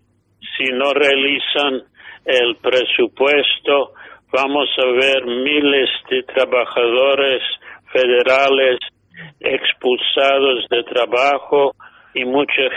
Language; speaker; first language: Spanish; non-native, fluent; English